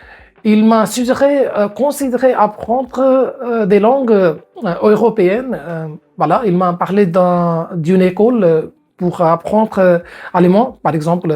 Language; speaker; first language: French; non-native, fluent; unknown